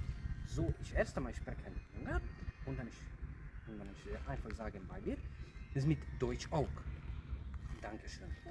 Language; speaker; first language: German; non-native, learner; Hungarian